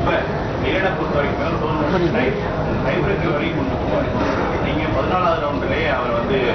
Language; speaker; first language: Tamil; native; Tamil